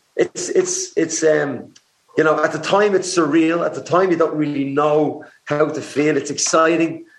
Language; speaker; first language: English; native; English